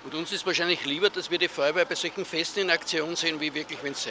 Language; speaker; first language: German; native; German